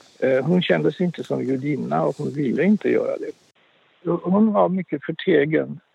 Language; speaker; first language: Swedish; non-native, fluent; Polish